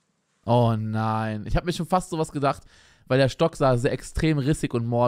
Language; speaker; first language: German; native; German